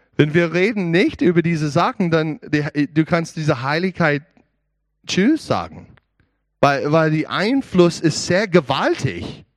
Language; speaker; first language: German; non-native, learner; English